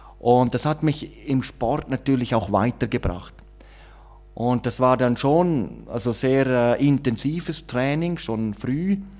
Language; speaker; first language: German; native; German